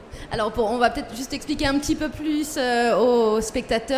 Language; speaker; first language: French; native; French